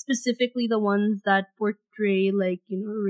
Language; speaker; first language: English; non-native, local second language; Bangla